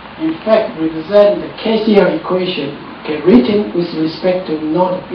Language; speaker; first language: English; non-native, fluent; Chinese